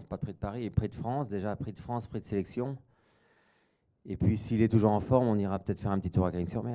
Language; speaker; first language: French; native; French